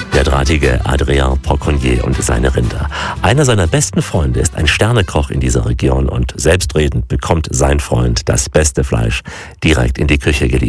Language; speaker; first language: German; native; German